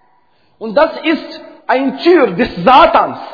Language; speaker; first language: German; non-native, fluent; Arabic